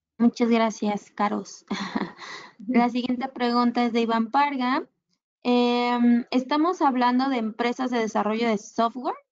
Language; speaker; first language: Spanish; native; Spanish